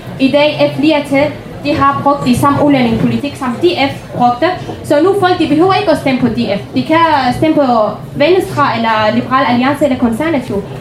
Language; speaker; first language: Danish; non-native, fluent; Arabic